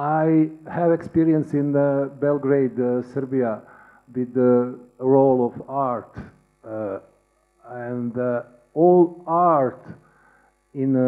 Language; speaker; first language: English; non-native, learner; Serbian